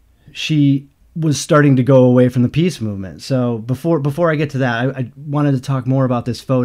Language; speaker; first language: English; native; English